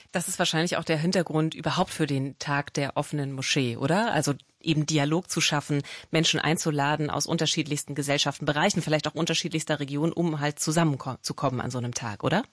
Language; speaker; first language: German; native; German